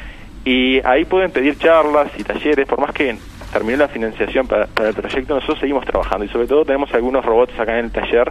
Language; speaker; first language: Spanish; native; Spanish